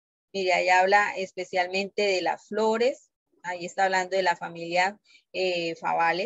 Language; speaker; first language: Spanish; native; Spanish